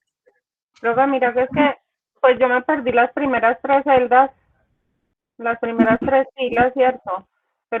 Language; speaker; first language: Spanish; native; Spanish